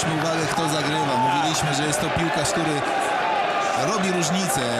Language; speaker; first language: Polish; native; Polish